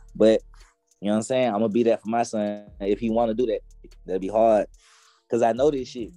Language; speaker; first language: English; native; English